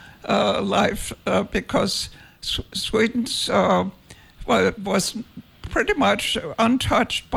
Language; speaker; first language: English; non-native, fluent; Danish